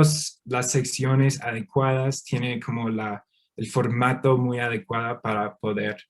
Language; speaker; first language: Spanish; non-native, fluent; English